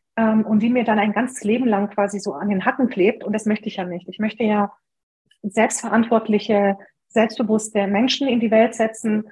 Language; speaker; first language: German; early bilingual, other home language; Hungarian